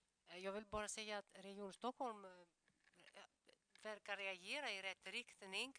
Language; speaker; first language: Swedish; non-native, fluent; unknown